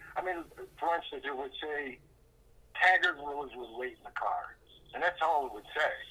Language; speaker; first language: English; native; English